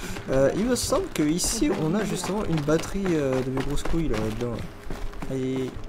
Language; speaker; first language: French; native; French